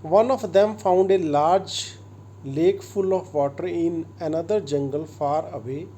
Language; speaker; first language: English; non-native, local second language; Punjabi